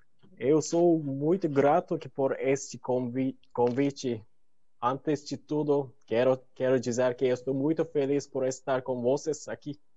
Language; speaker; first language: Portuguese; non-native, learner; Turkish